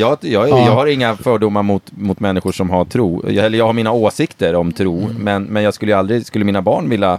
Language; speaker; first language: Swedish; native; Swedish